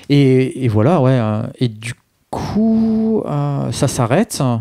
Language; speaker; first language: French; native; French